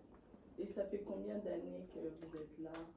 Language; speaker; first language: French; native; French